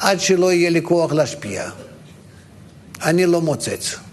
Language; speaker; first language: Hebrew; non-native, fluent; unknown